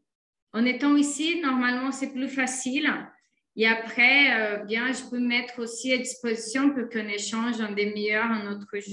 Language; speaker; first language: French; non-native, fluent; Portuguese